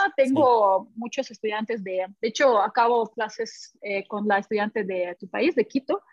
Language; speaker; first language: Spanish; non-native, fluent; Russian